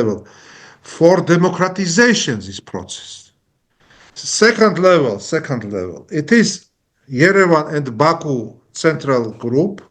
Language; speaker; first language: English; non-native, learner; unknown